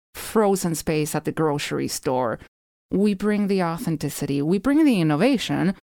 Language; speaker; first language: English; non-native, fluent; Spanish